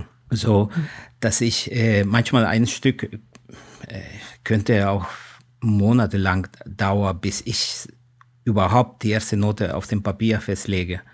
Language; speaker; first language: German; non-native, fluent; Spanish